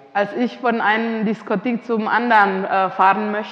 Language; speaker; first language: German; non-native, fluent; Indonesian